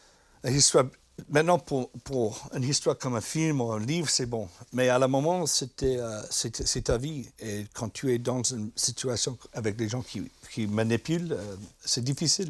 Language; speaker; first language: French; non-native, fluent; English